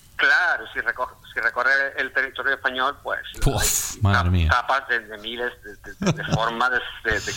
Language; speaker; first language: Spanish; native; Spanish